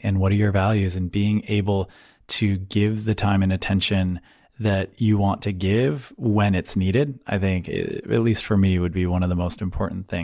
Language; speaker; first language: English; native; English